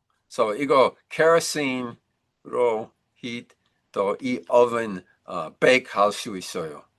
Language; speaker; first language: Korean; non-native, learner; English